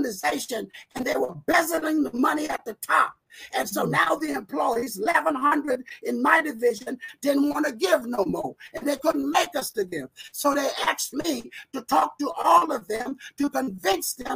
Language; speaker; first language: English; native; English